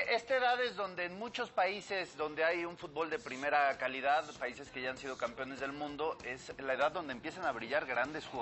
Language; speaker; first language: Spanish; native; Spanish